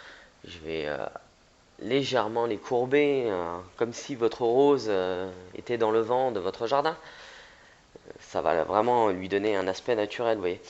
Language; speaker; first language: French; native; French